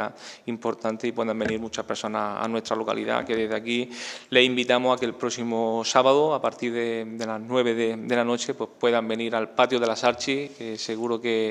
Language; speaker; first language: Spanish; native; Spanish